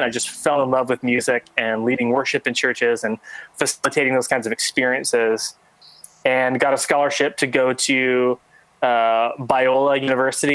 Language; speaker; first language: English; native; English